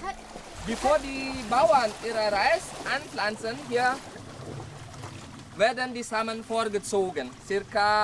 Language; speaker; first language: German; non-native, fluent; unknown